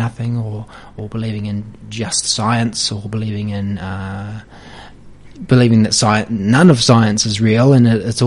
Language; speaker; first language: English; native; English